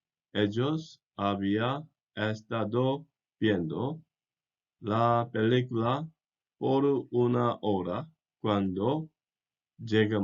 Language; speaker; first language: Spanish; non-native, fluent; English